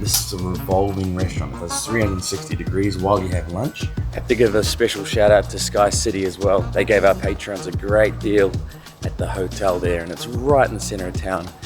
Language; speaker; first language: English; native; English